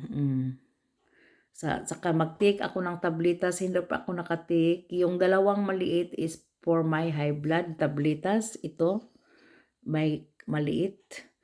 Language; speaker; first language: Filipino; non-native, local second language; Cebuano